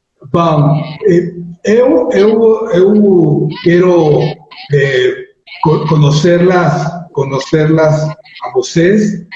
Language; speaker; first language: Portuguese; non-native, learner; Spanish